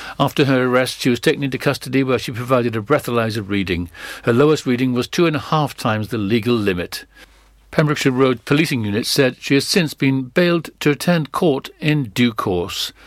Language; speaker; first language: English; native; English